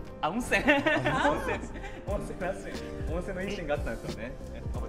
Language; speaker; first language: Japanese; native; Japanese